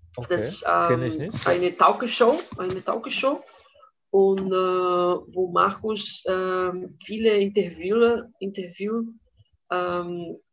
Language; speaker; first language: German; non-native, fluent; Portuguese